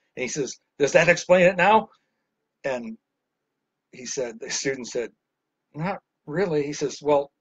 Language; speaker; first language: English; native; English